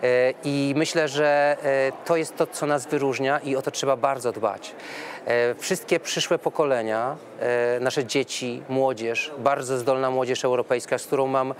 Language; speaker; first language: Polish; native; Polish